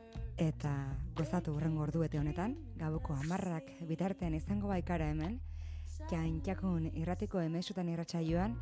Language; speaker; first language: Basque; native; Basque